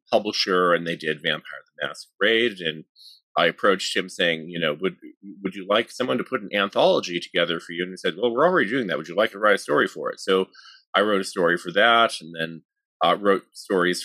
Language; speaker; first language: English; native; English